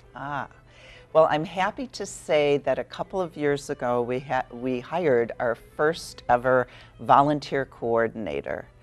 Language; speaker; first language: English; native; English